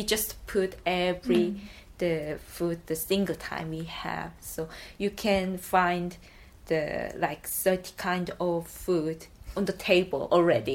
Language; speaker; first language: English; non-native, learner; Korean